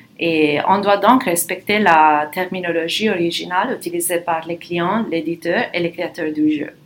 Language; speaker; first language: French; non-native, fluent; Italian